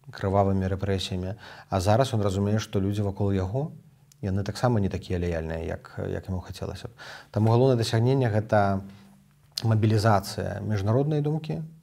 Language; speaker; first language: Belarusian; native; Belarusian